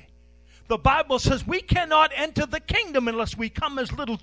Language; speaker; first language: English; native; English